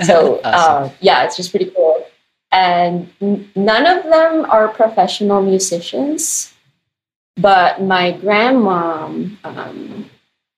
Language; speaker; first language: English; non-native, local second language; Filipino